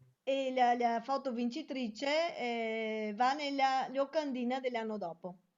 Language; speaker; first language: Italian; native; Italian